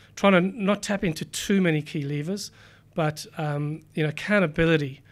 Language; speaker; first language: English; native; English